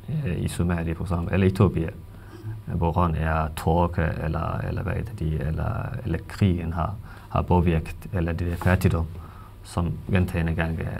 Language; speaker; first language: Danish; non-native, fluent; Somali